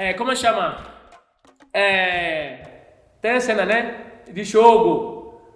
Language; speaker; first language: Portuguese; non-native, learner; Yoruba